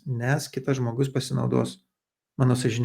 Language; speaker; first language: Lithuanian; native; Lithuanian